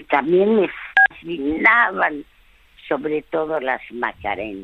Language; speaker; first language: Spanish; early bilingual, other home language; French